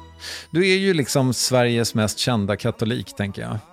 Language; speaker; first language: Swedish; native; Swedish